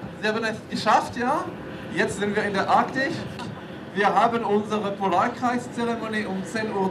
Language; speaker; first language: German; non-native, learner; Norwegian